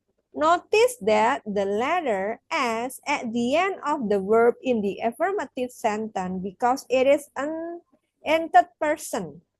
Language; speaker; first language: English; non-native, fluent; Indonesian